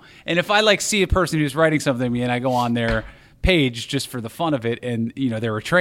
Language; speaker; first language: English; native; English